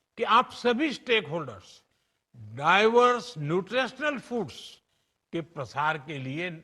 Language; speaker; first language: Hindi; non-native, local second language; Gujarati